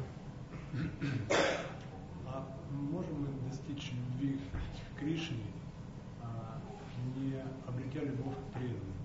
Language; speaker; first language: Russian; native; Russian